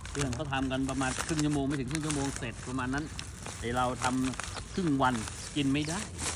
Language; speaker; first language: Thai; native; Thai